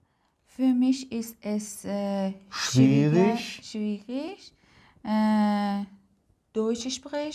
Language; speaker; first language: German; non-native, learner; Persian